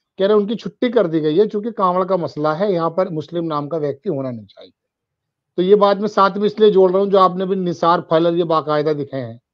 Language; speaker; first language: Hindi; native; Hindi